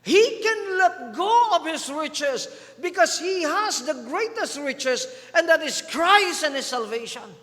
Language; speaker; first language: English; non-native, local second language; Filipino